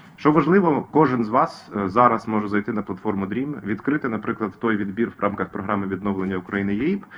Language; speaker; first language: Ukrainian; native; Ukrainian